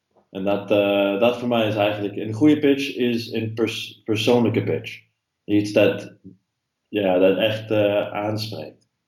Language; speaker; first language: Dutch; non-native, fluent; English